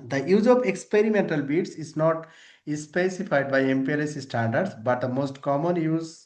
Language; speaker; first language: English; non-native, local second language; Bangla